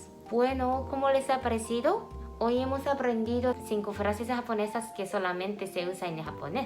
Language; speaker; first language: Spanish; non-native, fluent; Japanese